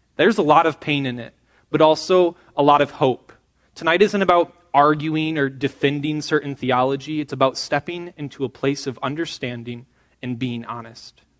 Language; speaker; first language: English; native; English